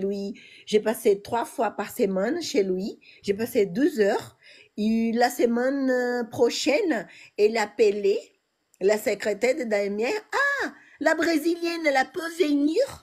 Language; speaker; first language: French; non-native, learner; Portuguese